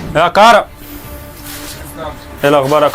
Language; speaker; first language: Arabic; native; Arabic